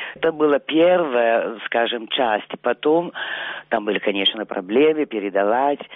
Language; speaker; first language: Russian; non-native, fluent; Italian